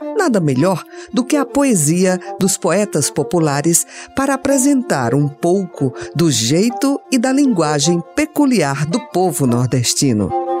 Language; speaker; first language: Portuguese; native; Portuguese